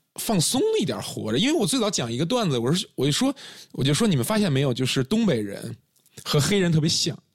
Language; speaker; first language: Chinese; native; Chinese